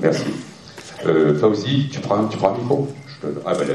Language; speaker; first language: French; native; French